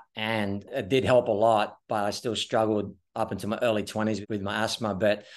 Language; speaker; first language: English; native; English